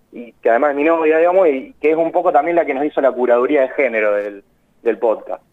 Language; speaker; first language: Spanish; native; Spanish